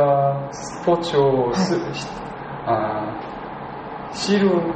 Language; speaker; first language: Japanese; non-native, learner; Korean